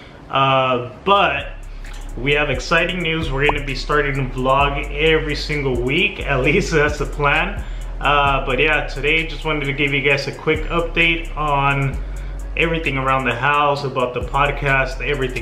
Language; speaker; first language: English; early bilingual, other home language; Spanish